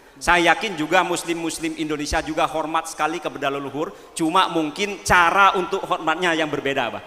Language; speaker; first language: Indonesian; non-native, local second language; Madurese